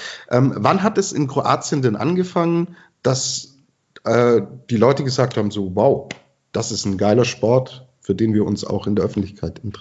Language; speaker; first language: German; native; German